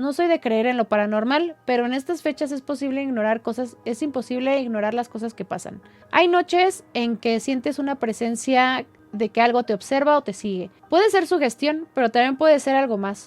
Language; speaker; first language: Spanish; native; Spanish